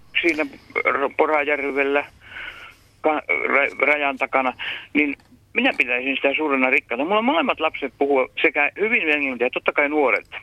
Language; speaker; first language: Finnish; native; Finnish